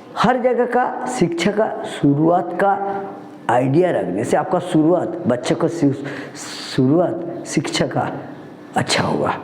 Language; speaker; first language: Hindi; non-native, local second language; Bangla